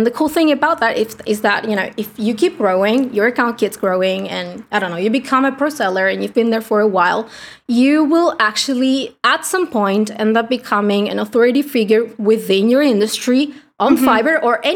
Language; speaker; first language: English; non-native, fluent; Spanish